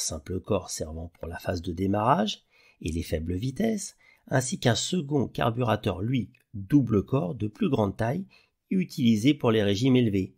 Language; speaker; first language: French; native; French